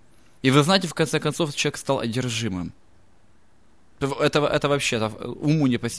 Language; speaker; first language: Russian; native; Russian